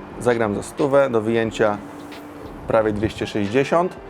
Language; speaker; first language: Polish; native; Polish